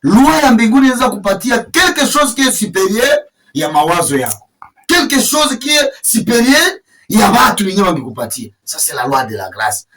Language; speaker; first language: French; non-native, local second language; Swahili